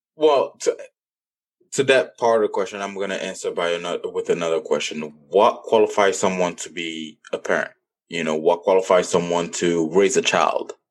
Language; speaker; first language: English; non-native, local second language; French